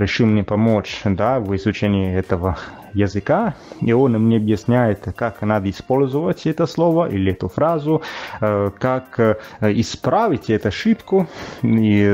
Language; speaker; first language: Russian; non-native, fluent; Italian